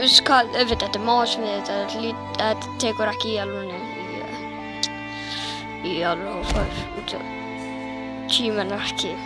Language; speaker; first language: Icelandic; early bilingual, heritage; Icelandic